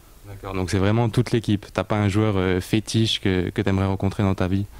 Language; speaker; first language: French; native; French